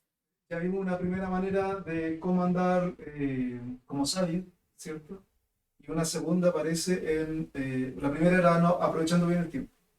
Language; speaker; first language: Spanish; native; Spanish